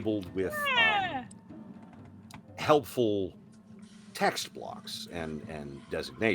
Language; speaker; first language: English; native; English